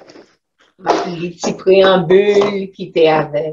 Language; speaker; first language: French; non-native, local second language; Haitian Creole